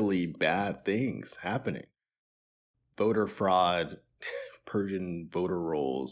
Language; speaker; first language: English; native; English